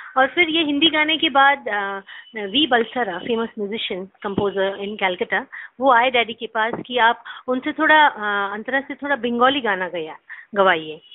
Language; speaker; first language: Hindi; non-native, local second language; Bangla